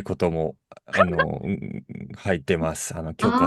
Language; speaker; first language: Japanese; non-native, fluent; Russian